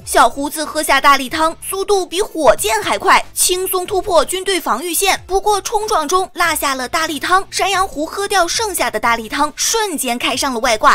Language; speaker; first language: Chinese; native; Chinese